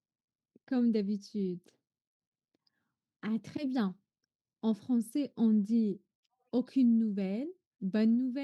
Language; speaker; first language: French; non-native, fluent; Arabic